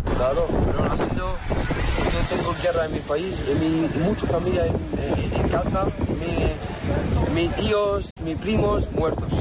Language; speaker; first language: Spanish; non-native, learner; Arabic